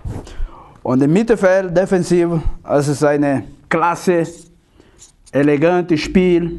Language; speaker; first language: German; non-native, learner; Portuguese